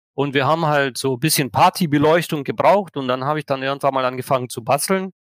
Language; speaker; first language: German; non-native, fluent; Russian